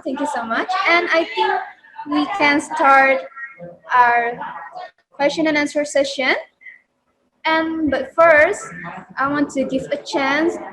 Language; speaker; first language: English; non-native, learner; Indonesian